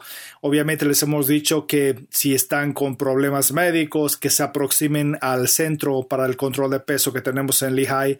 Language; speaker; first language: Spanish; native; Spanish